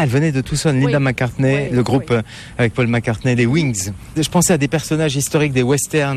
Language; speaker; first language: French; native; French